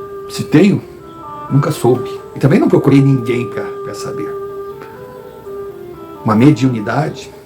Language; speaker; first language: Portuguese; native; Portuguese